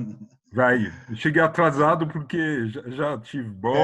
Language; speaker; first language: Portuguese; non-native, fluent; French